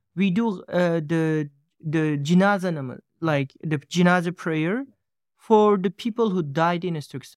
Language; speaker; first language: English; non-native, fluent; Uyghur